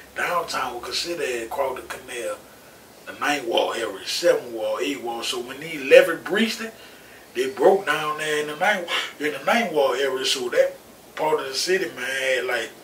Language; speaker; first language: English; native; English